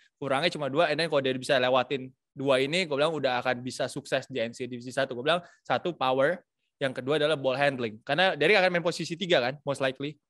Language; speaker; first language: Indonesian; native; Indonesian